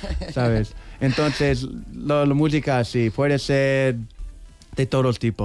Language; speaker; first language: Spanish; non-native, learner; English